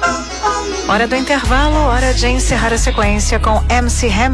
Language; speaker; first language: Portuguese; native; Portuguese